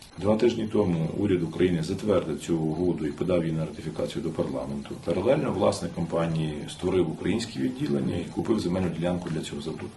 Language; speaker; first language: Ukrainian; native; Ukrainian